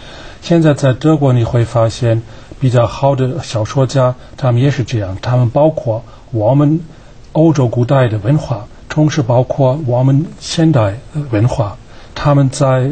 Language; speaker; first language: Chinese; non-native, fluent; German